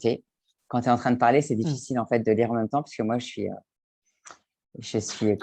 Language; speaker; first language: French; native; French